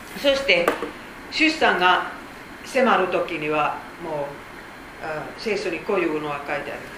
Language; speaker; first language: Japanese; non-native, fluent; Finnish